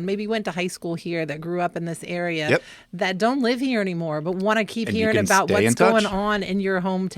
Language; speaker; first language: English; native; English